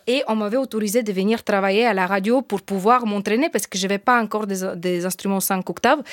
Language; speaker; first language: French; non-native, fluent; Bulgarian